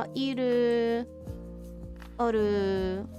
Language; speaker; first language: Japanese; non-native, learner; English